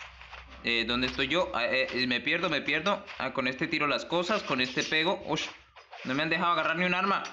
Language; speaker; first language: Spanish; native; Spanish